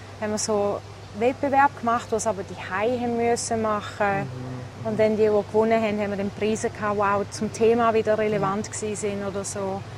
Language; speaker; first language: German; native; German